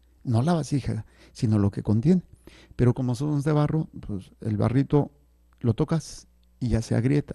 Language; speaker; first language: Spanish; native; Spanish